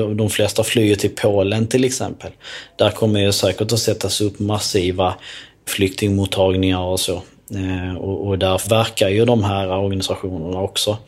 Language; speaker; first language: Swedish; early bilingual, other home language; Albanian